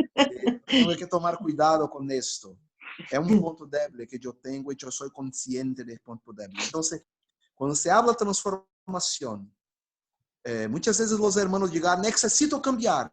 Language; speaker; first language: Spanish; non-native, fluent; Portuguese